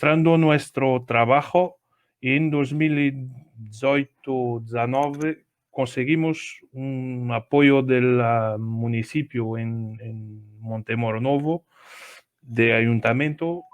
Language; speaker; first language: Spanish; non-native, learner; Portuguese